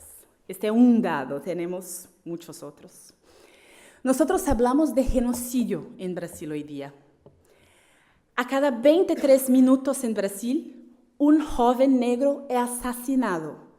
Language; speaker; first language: Spanish; non-native, fluent; Portuguese